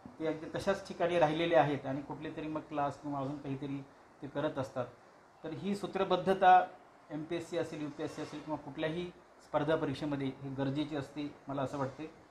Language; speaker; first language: Marathi; native; Marathi